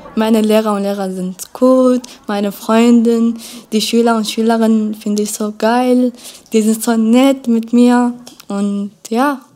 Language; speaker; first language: German; non-native, learner; Kurdish